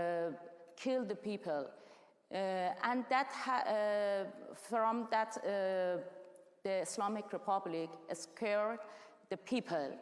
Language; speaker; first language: English; non-native, learner; Persian